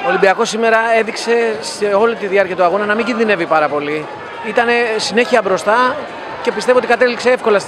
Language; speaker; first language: Greek; native; Greek